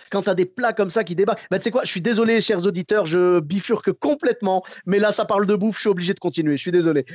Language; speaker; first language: French; early bilingual, other home language; Arabic